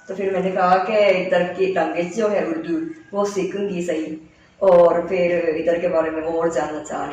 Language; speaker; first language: Hindi; non-native, fluent; Japanese